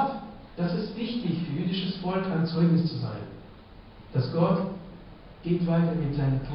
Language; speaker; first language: German; non-native, fluent; Russian